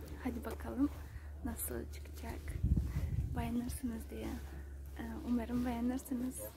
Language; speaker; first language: Turkish; non-native, learner; Uzbek